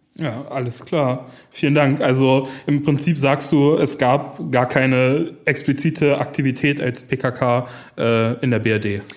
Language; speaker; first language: German; native; German